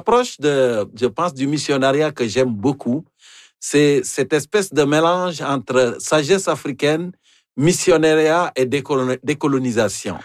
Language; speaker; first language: French; native; French